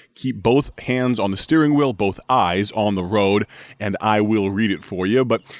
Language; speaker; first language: English; native; English